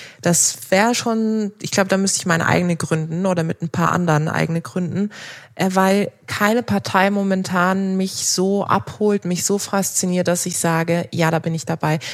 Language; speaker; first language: German; early bilingual, other home language; Turkish